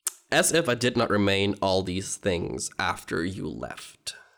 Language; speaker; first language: English; native; English